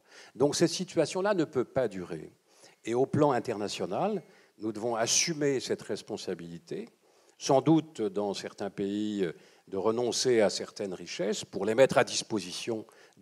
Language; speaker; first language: French; native; French